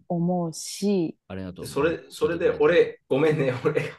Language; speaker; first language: Japanese; native; Japanese